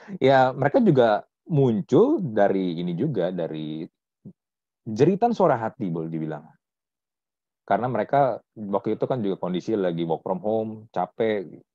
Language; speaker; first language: Indonesian; native; Indonesian